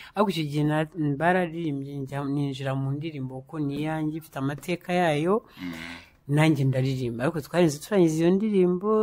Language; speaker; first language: Kinyarwanda; early bilingual, heritage; Kinyarwanda